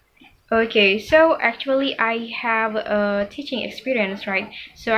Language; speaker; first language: English; non-native, fluent; Indonesian